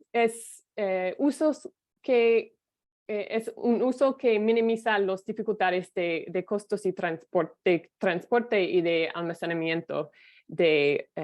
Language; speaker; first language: Spanish; non-native, fluent; English